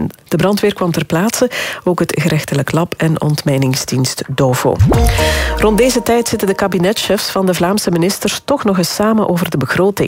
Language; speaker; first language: Dutch; native; Dutch